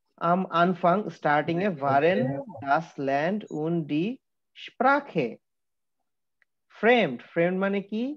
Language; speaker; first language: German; non-native, learner; Bangla